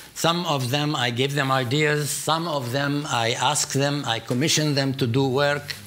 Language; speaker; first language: English; non-native, fluent; Arabic